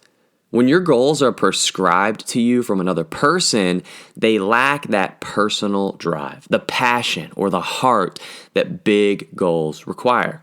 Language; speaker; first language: English; native; English